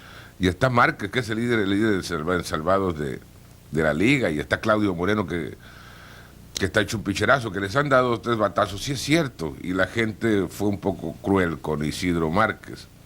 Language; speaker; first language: Spanish; native; Spanish